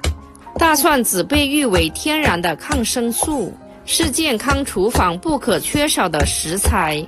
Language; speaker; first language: Chinese; native; Chinese